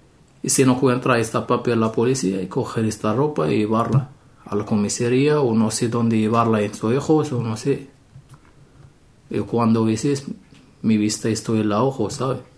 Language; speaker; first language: Spanish; non-native, learner; Arabic